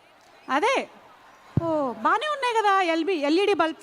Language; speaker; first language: Telugu; native; Telugu